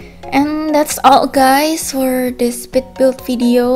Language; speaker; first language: English; non-native, fluent; Indonesian